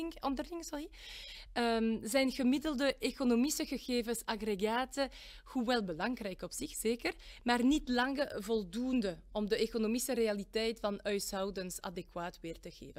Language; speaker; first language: Dutch; non-native, local second language; French